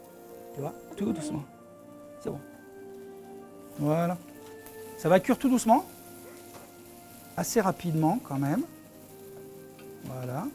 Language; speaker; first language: French; native; French